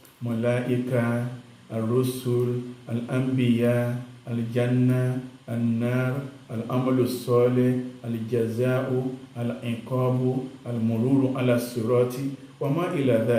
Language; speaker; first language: Arabic; non-native, fluent; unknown